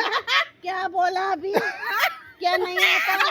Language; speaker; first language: Hindi; non-native, local second language; Rongmei Naga